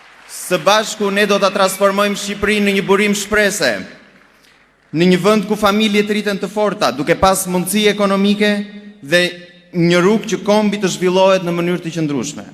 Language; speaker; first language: Albanian; native; Albanian